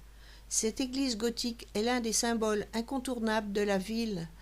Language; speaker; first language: French; native; French